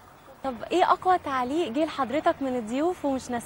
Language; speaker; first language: Arabic; native; Arabic